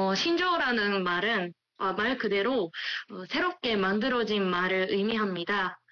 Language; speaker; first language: Korean; non-native, fluent; Japanese